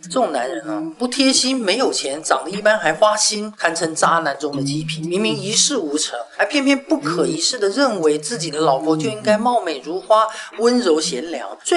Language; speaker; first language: Chinese; native; Chinese